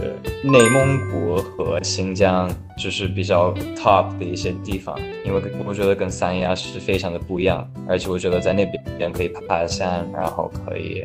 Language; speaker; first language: Chinese; non-native, fluent; English